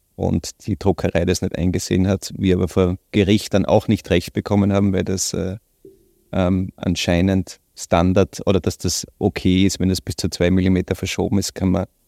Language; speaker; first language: German; native; German